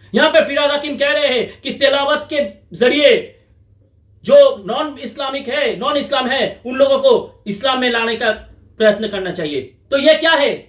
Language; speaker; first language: Hindi; non-native, local second language; Bangla